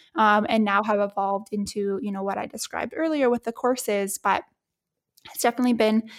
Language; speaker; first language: English; native; English